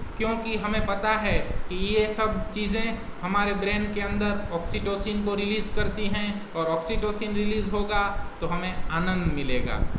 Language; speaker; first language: Hindi; non-native, local second language; Gujarati